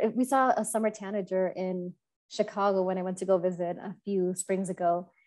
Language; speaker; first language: English; native; English